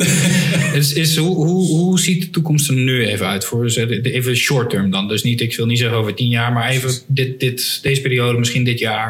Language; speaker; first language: Dutch; native; Dutch